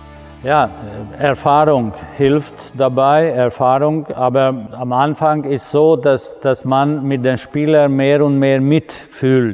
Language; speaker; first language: German; non-native, fluent; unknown